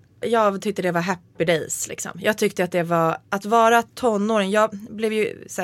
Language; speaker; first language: Swedish; native; Swedish